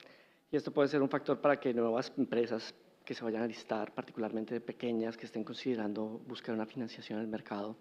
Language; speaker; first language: Spanish; native; Spanish